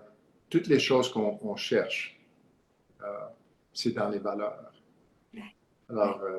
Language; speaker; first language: French; non-native, learner; English